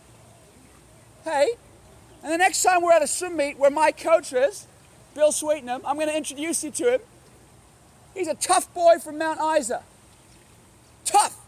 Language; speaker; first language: English; native; English